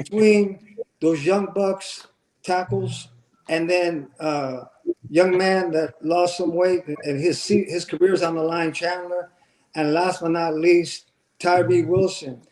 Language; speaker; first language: English; native; English